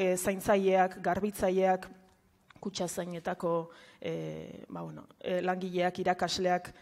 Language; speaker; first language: Basque; native; Basque